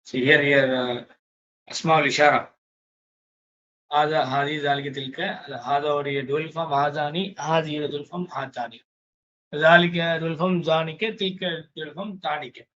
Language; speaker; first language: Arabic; non-native, fluent; Tamil